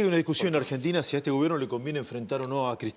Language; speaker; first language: Spanish; native; Spanish